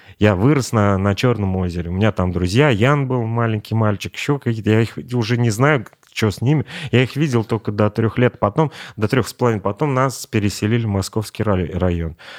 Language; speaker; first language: Russian; native; Russian